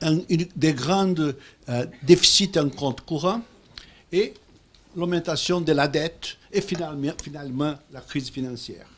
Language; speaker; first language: French; non-native, fluent; Portuguese